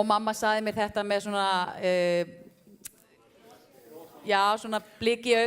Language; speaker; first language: Icelandic; native; Icelandic